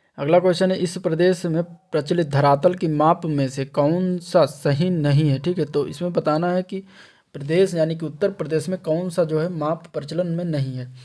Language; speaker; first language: Hindi; native; Hindi